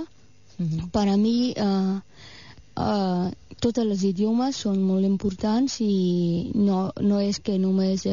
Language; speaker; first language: Catalan; non-native, fluent; Persian